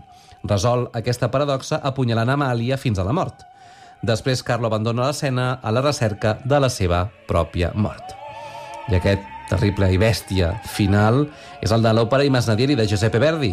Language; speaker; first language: Catalan; native; Catalan